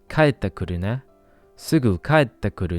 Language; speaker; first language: Japanese; non-native, learner; English